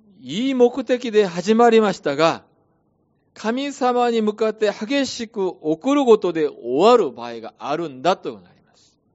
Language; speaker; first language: Japanese; non-native, fluent; Korean